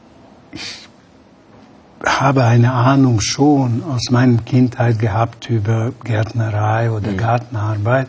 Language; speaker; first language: German; non-native, fluent; Hungarian